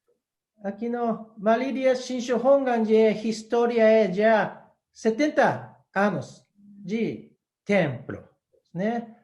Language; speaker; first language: Portuguese; non-native, learner; Japanese